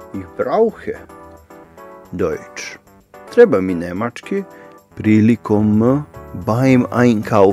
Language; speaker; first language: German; non-native, fluent; Serbian